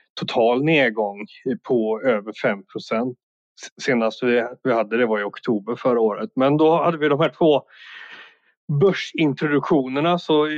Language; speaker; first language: Swedish; native; Swedish